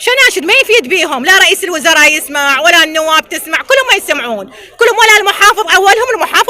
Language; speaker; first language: Arabic; native; Arabic